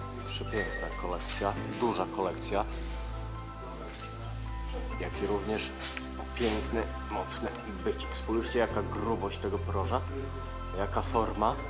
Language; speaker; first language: Polish; native; Polish